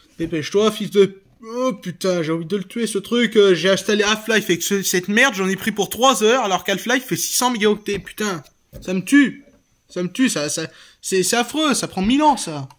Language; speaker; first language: French; native; French